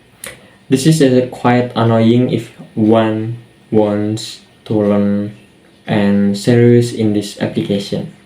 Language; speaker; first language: English; non-native, learner; Indonesian